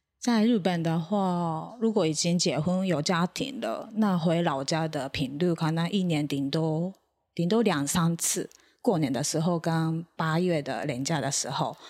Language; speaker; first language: Chinese; non-native, fluent; Japanese